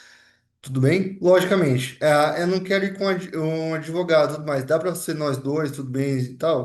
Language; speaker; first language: Portuguese; native; Portuguese